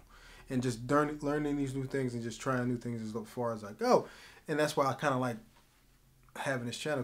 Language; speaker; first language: English; native; English